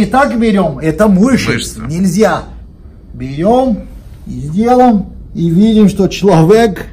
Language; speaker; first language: Russian; non-native, learner; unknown